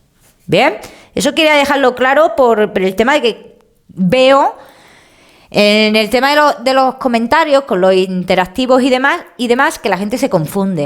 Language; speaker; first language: Spanish; native; Spanish